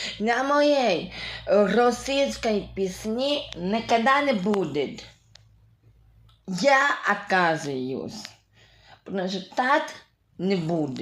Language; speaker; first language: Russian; non-native, local second language; Ukrainian